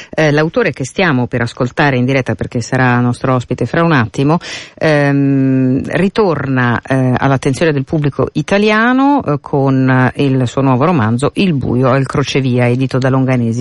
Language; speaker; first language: Italian; native; Italian